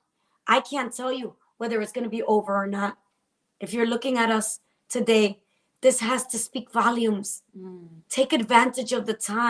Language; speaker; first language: English; native; English